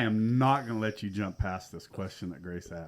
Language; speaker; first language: English; native; English